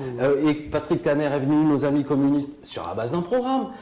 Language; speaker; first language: French; native; French